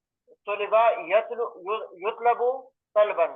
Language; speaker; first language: Arabic; non-native, learner; Urdu